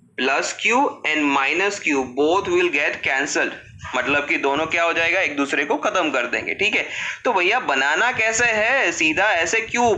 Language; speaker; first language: Hindi; non-native, local second language; Gujarati